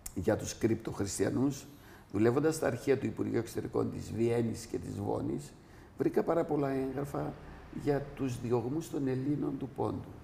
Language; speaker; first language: Greek; non-native, local second language; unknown